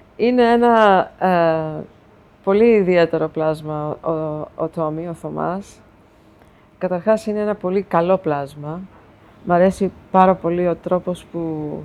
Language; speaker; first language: Greek; early bilingual, heritage; Greek